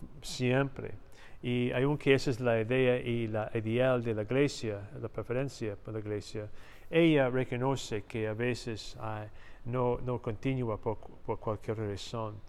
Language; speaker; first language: Spanish; non-native, learner; English